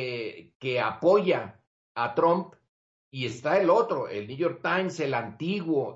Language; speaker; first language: Spanish; native; Spanish